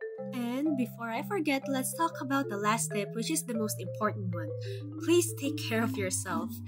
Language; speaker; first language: English; non-native, local second language; Filipino